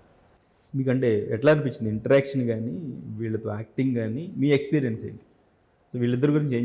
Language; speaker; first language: Telugu; native; Telugu